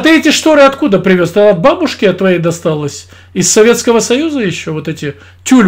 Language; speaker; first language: Russian; native; Russian